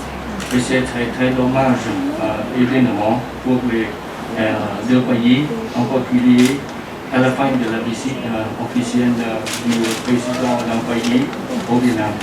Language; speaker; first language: French; non-native, learner; Vietnamese